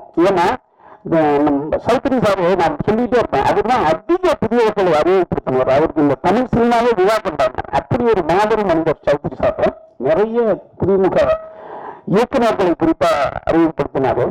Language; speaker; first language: Tamil; native; Tamil